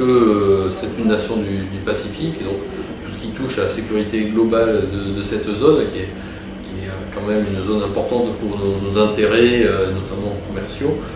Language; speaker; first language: French; native; French